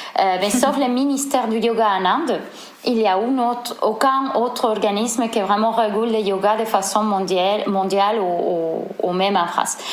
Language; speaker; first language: French; non-native, fluent; Spanish